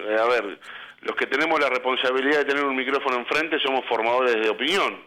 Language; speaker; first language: Spanish; native; Spanish